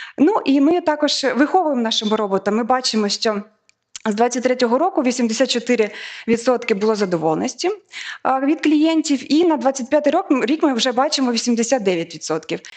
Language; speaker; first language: Ukrainian; native; Ukrainian